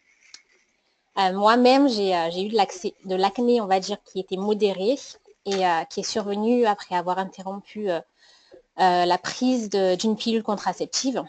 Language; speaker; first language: French; native; French